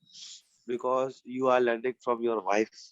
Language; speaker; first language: English; non-native, learner; Urdu